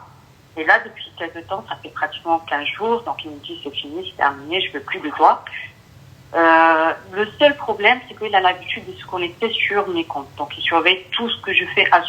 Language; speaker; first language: French; early bilingual, other home language; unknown